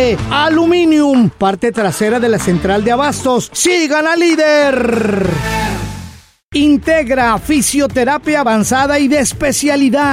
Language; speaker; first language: Spanish; native; Spanish